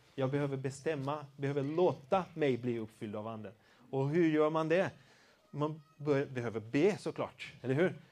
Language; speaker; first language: Swedish; non-native, fluent; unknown